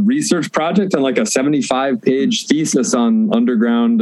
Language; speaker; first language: English; native; English